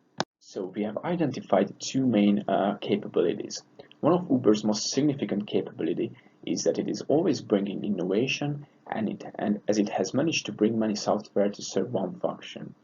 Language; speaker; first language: English; non-native, fluent; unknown